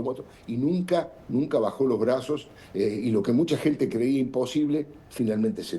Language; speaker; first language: Spanish; native; Spanish